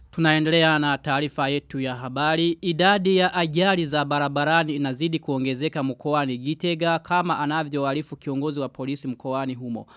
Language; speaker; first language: Swahili; non-native, local second language; Rundi